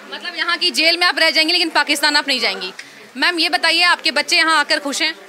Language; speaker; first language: Hindi; native; Hindi